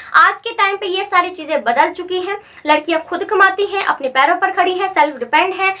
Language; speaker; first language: Hindi; native; Hindi